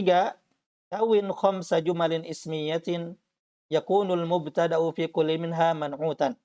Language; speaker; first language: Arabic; non-native, fluent; Indonesian